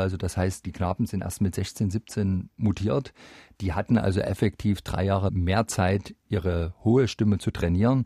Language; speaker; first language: German; native; German